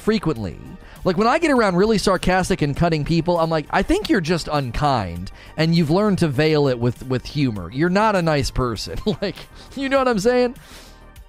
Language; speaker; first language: English; native; English